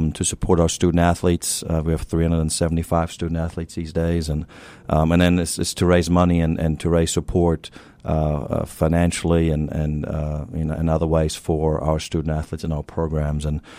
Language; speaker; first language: English; non-native, fluent; German